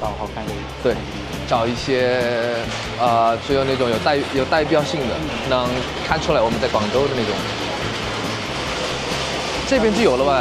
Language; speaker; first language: Chinese; non-native, fluent; Indonesian